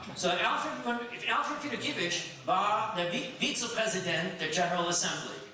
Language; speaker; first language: German; non-native, fluent; English